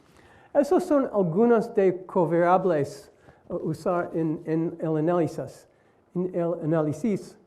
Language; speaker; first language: Spanish; non-native, learner; English